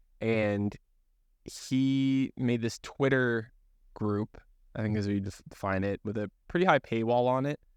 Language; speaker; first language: English; native; English